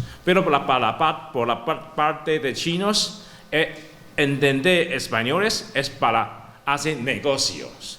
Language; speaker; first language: Spanish; non-native, learner; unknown